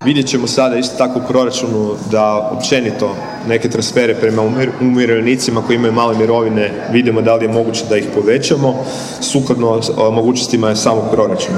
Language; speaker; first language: Croatian; native; Croatian